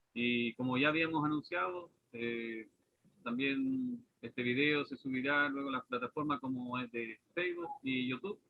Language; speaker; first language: Spanish; native; Spanish